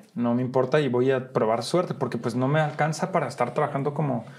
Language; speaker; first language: Spanish; early bilingual, heritage; Spanish